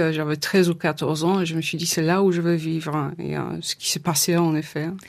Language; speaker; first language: French; non-native, fluent; Polish